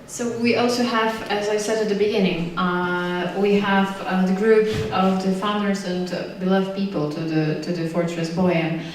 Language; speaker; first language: English; non-native, learner; Polish